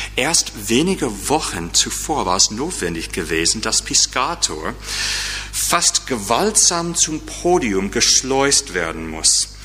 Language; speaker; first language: German; non-native, fluent; English